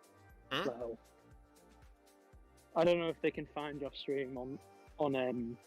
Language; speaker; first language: English; native; English